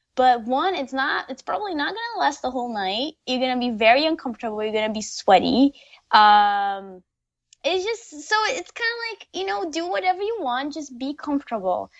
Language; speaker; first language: English; non-native, fluent; Portuguese